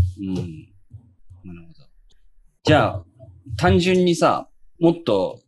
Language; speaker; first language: Japanese; native; Japanese